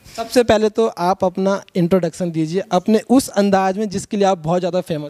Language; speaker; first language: Hindi; native; Hindi